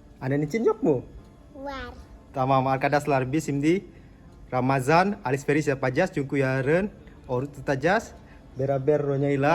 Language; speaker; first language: Turkish; non-native, fluent; Indonesian